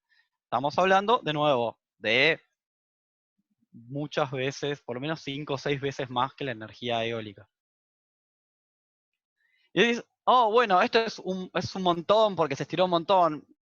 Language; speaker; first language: Spanish; native; Spanish